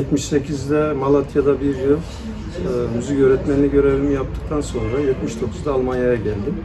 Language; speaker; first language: Turkish; native; Turkish